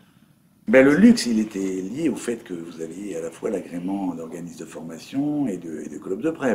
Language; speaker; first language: French; native; French